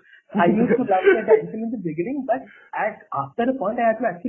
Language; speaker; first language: English; non-native, local second language; Malayalam